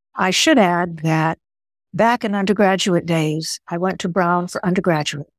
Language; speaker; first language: English; early bilingual, other home language; Greek